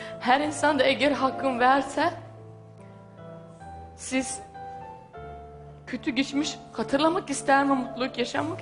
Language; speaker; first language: Turkish; non-native, learner; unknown